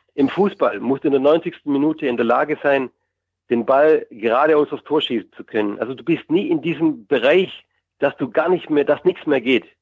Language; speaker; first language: German; native; German